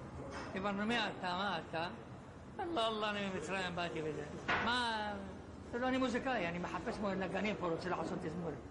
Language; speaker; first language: Hebrew; non-native, fluent; Arabic